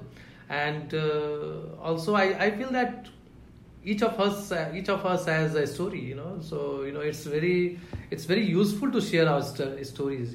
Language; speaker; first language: English; non-native, local second language; Hindi